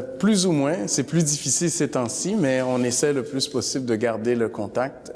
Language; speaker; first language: French; early bilingual, other home language; Haitian Creole